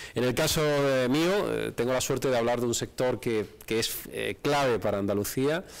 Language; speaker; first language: Spanish; native; Spanish